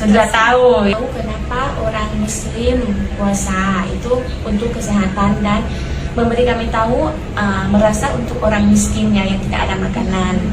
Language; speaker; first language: Indonesian; non-native, learner; Thai